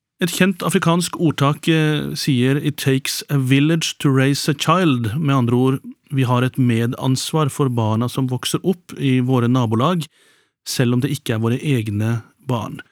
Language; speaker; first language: Norwegian; native; Norwegian